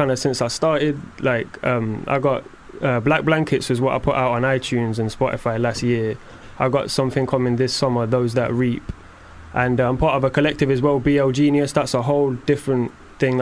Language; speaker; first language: English; native; English